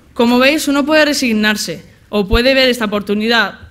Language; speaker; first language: Spanish; native; Spanish